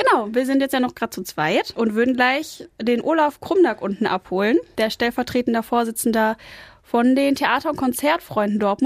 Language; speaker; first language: German; native; German